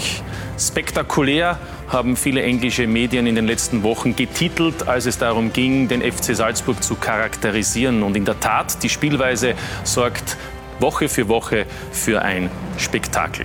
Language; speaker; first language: German; native; German